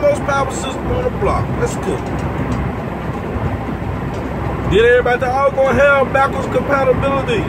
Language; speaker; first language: English; native; English